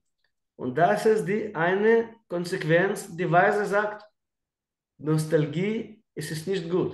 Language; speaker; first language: German; non-native, learner; Russian